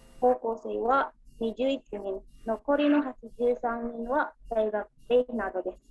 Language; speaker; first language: Japanese; non-native, learner; Indonesian